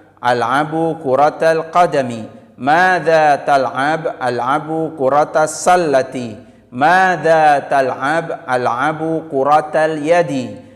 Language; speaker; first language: Arabic; non-native, fluent; Indonesian